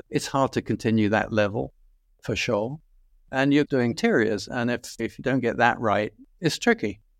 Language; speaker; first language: English; native; English